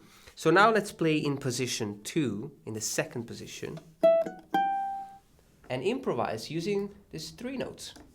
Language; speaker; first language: English; non-native, fluent; Italian